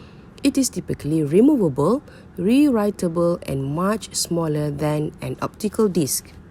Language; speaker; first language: English; non-native, local second language; Malay